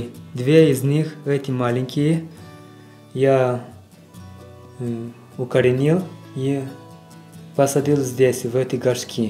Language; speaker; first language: Russian; non-native, learner; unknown